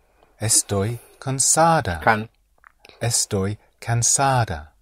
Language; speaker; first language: Spanish; non-native, learner; English